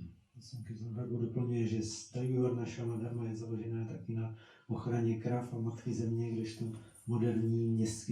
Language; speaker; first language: Czech; native; Czech